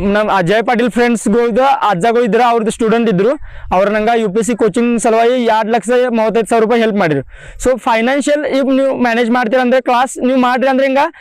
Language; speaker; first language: Kannada; non-native, local second language; Marathi